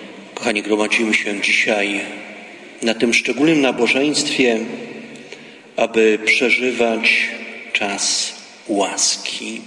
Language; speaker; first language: Polish; native; Polish